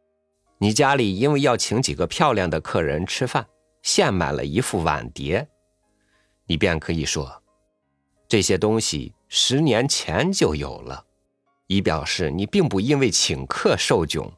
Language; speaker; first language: Chinese; native; Chinese